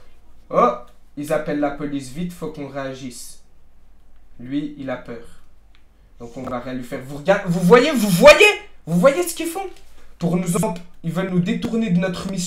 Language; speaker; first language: French; native; French